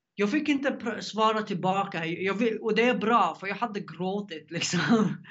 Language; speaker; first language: Swedish; non-native, fluent; Arabic